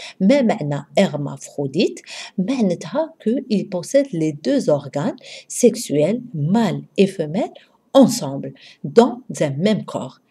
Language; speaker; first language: French; non-native, local second language; Arabic